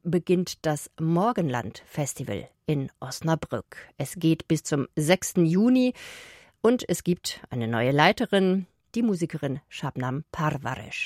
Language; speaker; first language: German; native; German